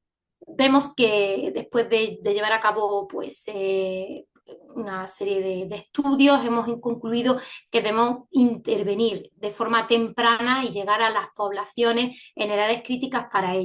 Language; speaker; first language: Spanish; native; Spanish